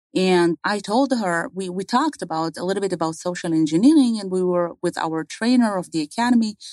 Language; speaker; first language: English; non-native, fluent; Hebrew